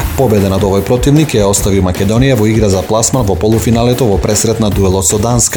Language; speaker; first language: Macedonian; native; Macedonian